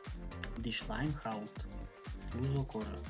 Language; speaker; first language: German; non-native, fluent; Macedonian